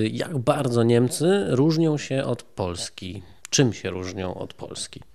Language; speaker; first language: Polish; native; Polish